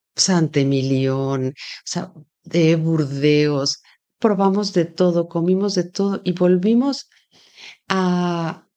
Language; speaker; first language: Spanish; native; Spanish